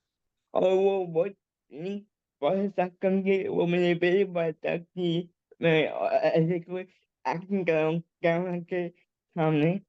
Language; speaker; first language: Hindi; early bilingual, heritage; Hindi